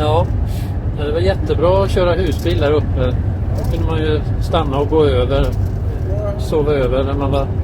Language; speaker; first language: Swedish; native; Swedish